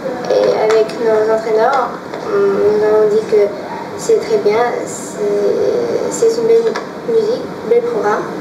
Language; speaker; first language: French; non-native, fluent; Russian